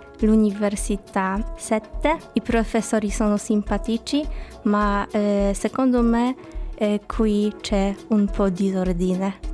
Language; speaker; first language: Italian; non-native, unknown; Polish